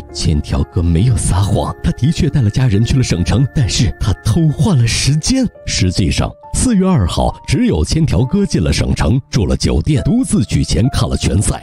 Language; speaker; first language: Chinese; native; Chinese